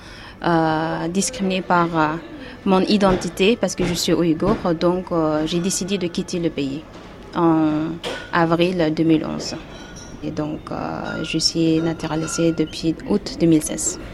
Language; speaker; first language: French; non-native, fluent; Uyghur